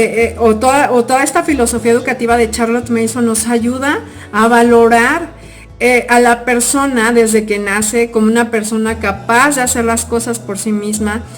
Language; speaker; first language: Spanish; native; Spanish